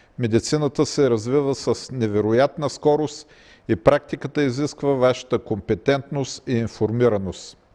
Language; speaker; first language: Bulgarian; native; Bulgarian